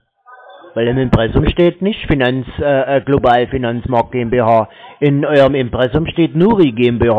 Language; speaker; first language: German; native; German